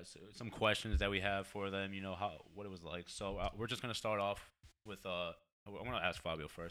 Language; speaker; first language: English; early bilingual, other home language; Portuguese